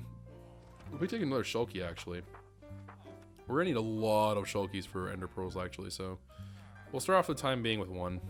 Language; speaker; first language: English; native; English